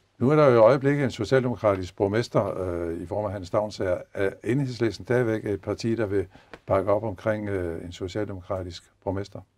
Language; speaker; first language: Danish; native; Danish